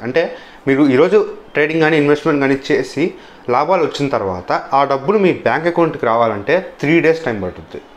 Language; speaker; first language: Telugu; native; Telugu